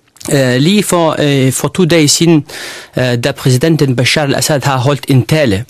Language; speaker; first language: Danish; non-native, fluent; Arabic